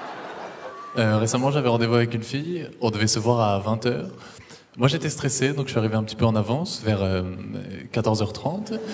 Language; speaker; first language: French; native; French